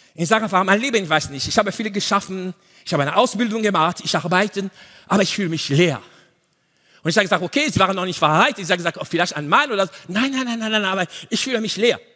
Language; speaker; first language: German; non-native, learner; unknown